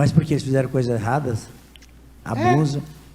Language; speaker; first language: Portuguese; native; Portuguese